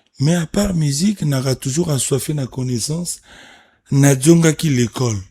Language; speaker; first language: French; non-native, local second language; Lingala